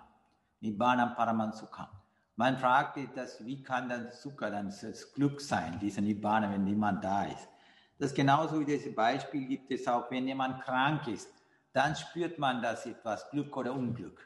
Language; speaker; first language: German; non-native, fluent; Sinhala